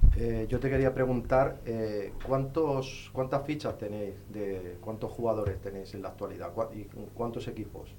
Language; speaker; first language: Spanish; non-native, local second language; Catalan